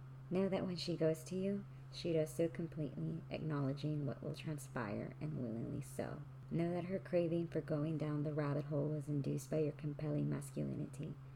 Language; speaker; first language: English; early bilingual, other home language; Spanish